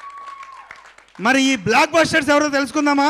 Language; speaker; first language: Telugu; native; Telugu